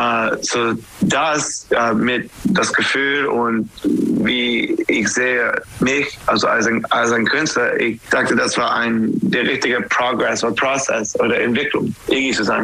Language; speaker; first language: German; non-native, fluent; English